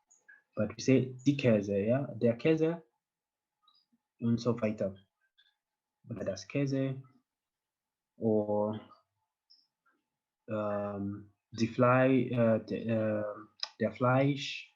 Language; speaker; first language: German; non-native, fluent; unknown